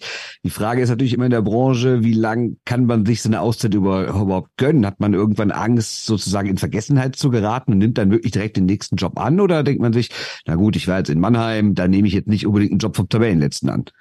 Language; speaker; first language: German; native; German